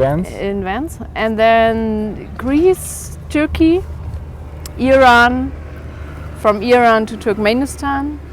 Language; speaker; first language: English; non-native, learner; German